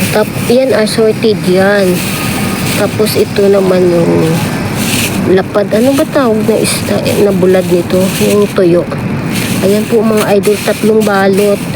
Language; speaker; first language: Filipino; non-native, local second language; Cebuano